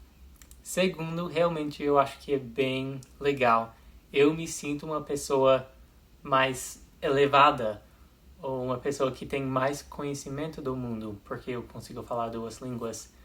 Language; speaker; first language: Portuguese; non-native, fluent; English